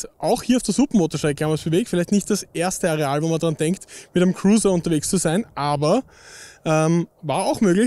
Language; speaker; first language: German; native; German